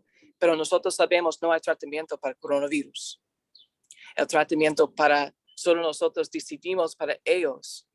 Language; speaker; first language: Spanish; non-native, learner; English